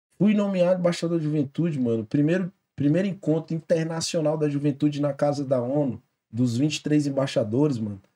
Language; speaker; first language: Portuguese; native; Portuguese